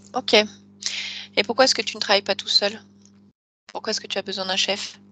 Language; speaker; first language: French; native; French